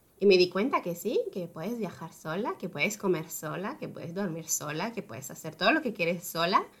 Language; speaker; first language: Spanish; non-native, fluent; French